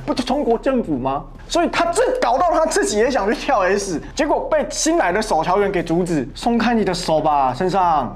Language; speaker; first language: Chinese; native; Chinese